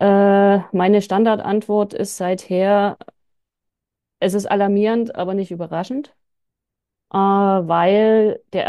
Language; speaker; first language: German; native; German